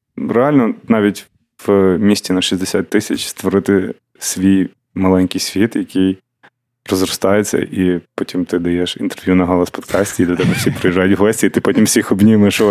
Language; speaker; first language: Ukrainian; native; Ukrainian